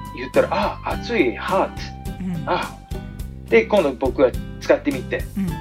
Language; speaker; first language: Japanese; non-native, fluent; English